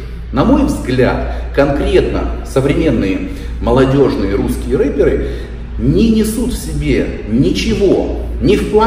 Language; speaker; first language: Russian; native; Russian